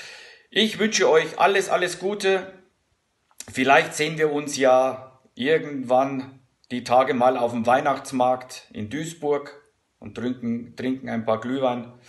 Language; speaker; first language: German; native; German